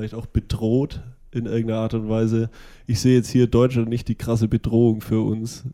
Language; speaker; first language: German; native; German